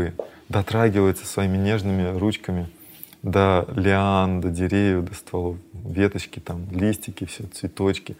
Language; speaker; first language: Russian; native; Russian